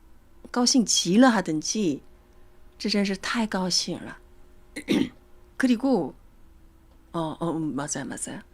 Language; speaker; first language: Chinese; native; Chinese